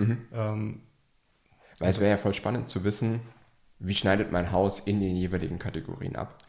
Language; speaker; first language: German; native; German